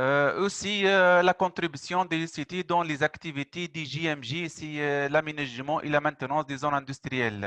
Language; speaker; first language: French; non-native, local second language; Arabic